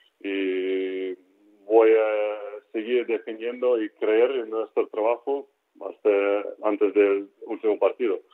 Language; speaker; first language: Spanish; non-native, learner; Ukrainian